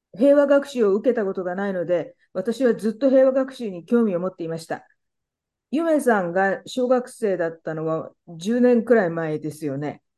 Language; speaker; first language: Japanese; native; Japanese